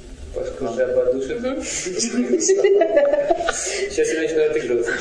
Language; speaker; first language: French; non-native, learner; Russian